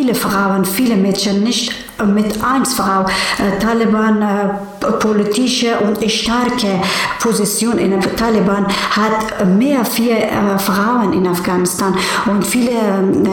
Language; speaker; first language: German; non-native, learner; Persian